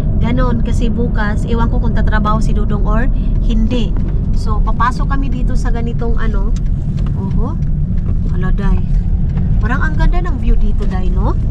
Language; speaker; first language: Filipino; non-native, local second language; Cebuano